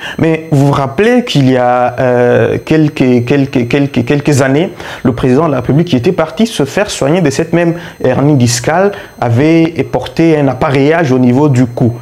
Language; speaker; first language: French; non-native, local second language; Luba-Lulua